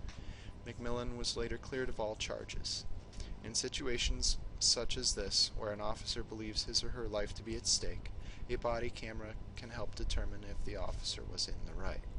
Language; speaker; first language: English; native; English